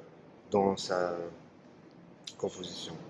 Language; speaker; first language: French; non-native, fluent; Turkish